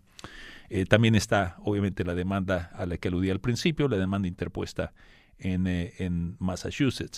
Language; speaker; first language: Spanish; native; Spanish